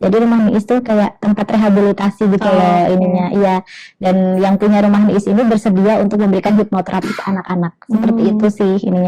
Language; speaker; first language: Indonesian; native; Indonesian